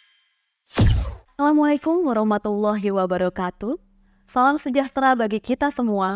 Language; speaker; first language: Indonesian; native; Indonesian